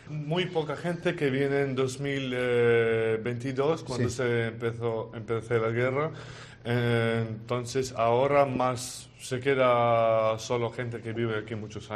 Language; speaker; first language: Spanish; non-native, learner; Ukrainian